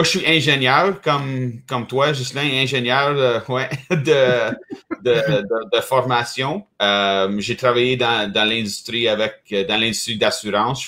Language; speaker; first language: French; native; French